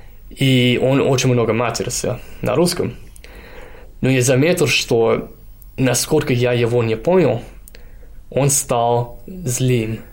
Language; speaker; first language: Russian; non-native, fluent; English